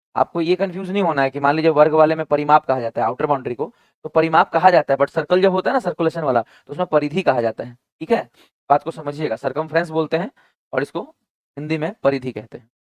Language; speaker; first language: Hindi; native; Hindi